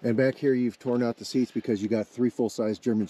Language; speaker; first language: English; native; English